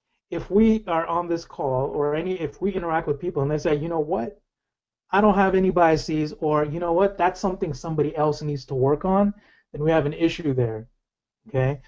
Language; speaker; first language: English; native; English